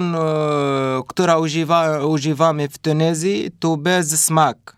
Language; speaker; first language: Polish; non-native, learner; Arabic